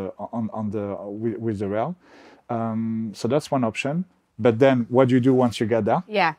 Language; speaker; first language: English; non-native, fluent; French